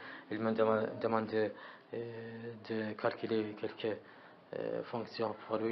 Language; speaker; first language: French; non-native, learner; Arabic